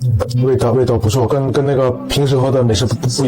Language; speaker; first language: Chinese; non-native, fluent; Korean